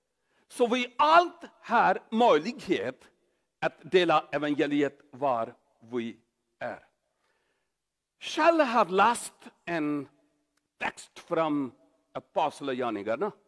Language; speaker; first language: Swedish; non-native, learner; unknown